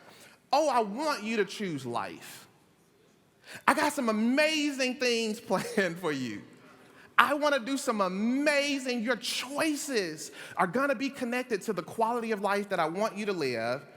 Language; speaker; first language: English; native; English